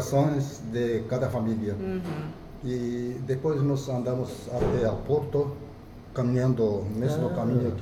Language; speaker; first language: Portuguese; non-native, fluent; Japanese